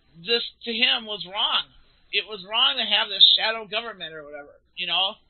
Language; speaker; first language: English; native; English